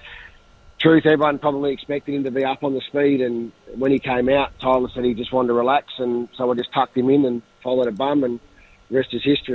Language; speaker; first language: English; native; English